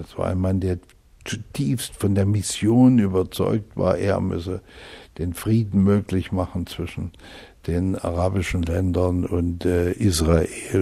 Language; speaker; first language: German; native; German